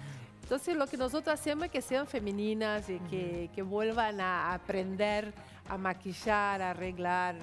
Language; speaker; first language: Spanish; non-native, fluent; Portuguese